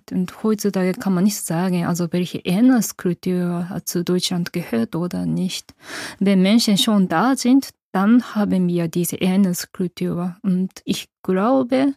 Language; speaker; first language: German; non-native, fluent; Japanese